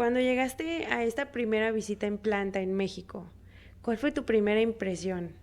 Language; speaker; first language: Spanish; native; Spanish